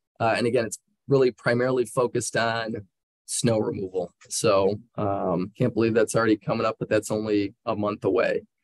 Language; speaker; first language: English; native; English